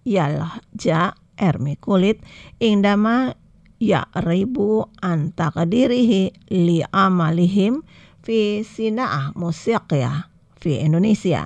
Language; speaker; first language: Arabic; non-native, fluent; Indonesian